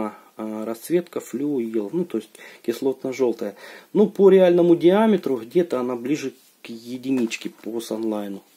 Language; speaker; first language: Russian; native; Russian